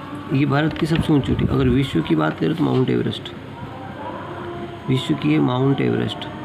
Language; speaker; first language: Hindi; native; Hindi